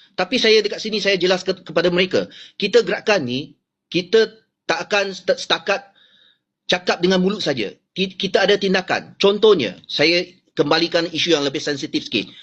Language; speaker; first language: Malay; non-native, local second language; Chinese